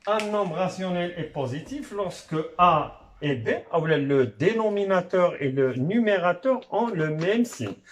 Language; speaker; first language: French; non-native, local second language; Arabic